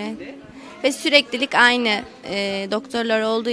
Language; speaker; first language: Turkish; native; Turkish